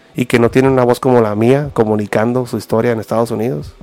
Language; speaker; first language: Spanish; native; Spanish